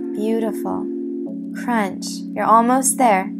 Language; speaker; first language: English; native; English